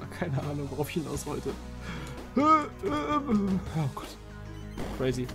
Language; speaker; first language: German; native; German